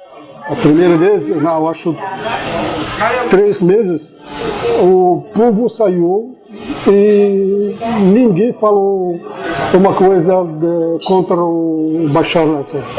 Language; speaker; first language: Portuguese; non-native, fluent; Arabic